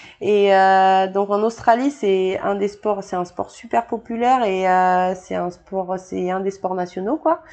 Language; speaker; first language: French; native; French